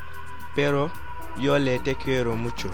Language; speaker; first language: Spanish; non-native, learner; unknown